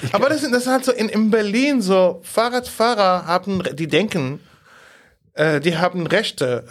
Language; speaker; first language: German; non-native, fluent; Arabic